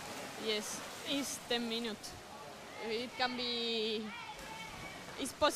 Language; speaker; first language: English; non-native, learner; Spanish